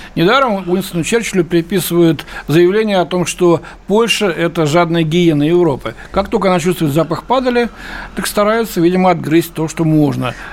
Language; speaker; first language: Russian; native; Russian